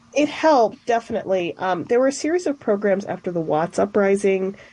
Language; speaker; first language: English; native; English